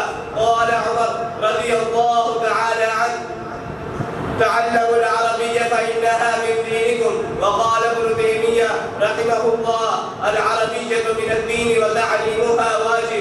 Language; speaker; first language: Arabic; non-native, fluent; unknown